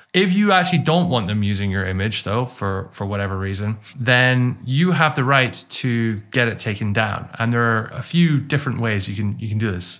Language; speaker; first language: English; native; English